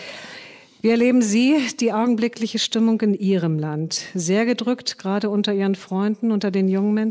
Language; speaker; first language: German; native; German